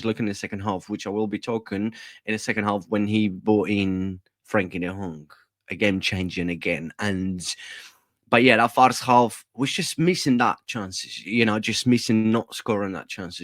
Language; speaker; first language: English; non-native, fluent; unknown